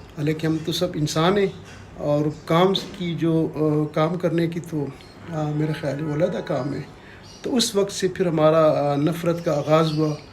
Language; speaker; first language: Urdu; non-native, local second language; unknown